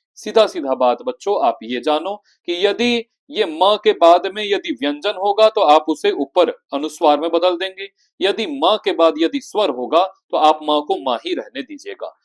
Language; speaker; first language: Hindi; native; Hindi